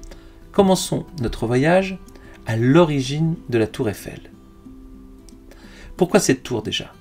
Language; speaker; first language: French; native; French